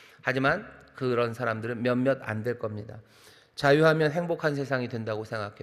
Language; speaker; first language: Korean; native; Korean